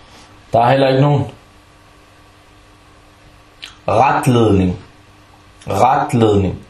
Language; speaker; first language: Danish; non-native, fluent; Arabic